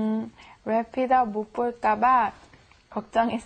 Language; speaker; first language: Korean; non-native, learner; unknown